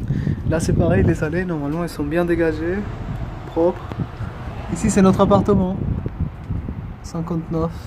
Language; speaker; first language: French; early bilingual, other home language; Spanish